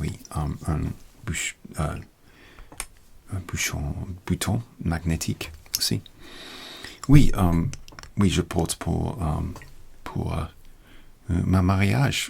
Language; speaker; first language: French; non-native, learner; English